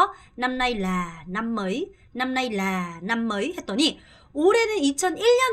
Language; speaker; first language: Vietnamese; non-native, fluent; Korean